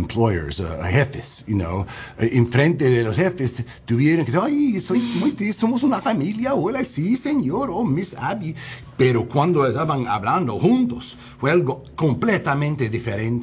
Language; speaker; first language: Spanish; non-native, learner; English